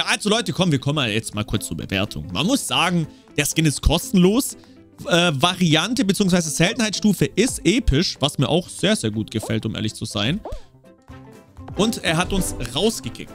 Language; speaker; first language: German; native; German